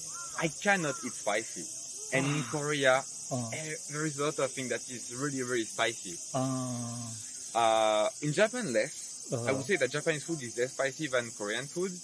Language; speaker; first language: English; non-native, fluent; French